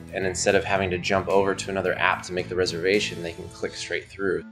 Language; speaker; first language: English; native; English